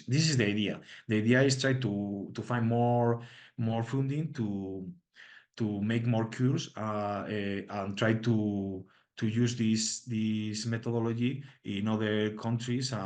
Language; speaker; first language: English; non-native, learner; Spanish